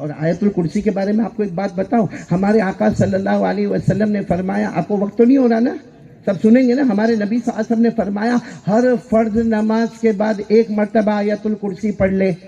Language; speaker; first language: Urdu; non-native, local second language; Gujarati